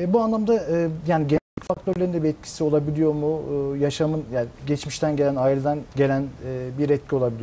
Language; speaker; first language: Turkish; native; Turkish